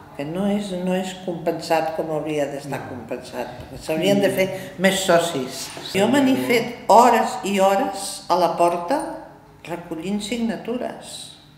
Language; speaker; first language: Catalan; native; Catalan